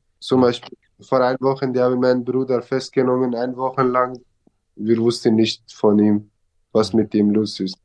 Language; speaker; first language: German; non-native, fluent; Kurdish